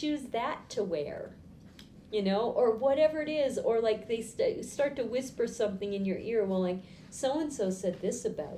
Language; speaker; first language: English; native; English